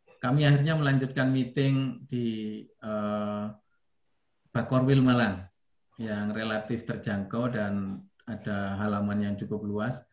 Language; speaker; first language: Indonesian; native; Indonesian